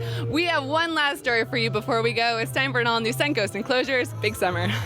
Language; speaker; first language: English; native; English